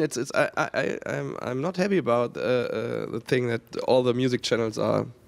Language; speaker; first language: English; non-native, fluent; German